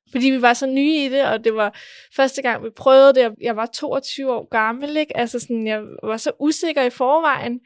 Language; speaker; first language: Danish; early bilingual, other home language; Spanish